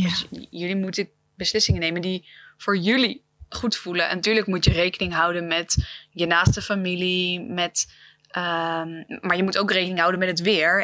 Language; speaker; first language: Dutch; native; Dutch